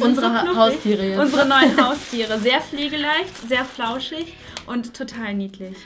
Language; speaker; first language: German; native; German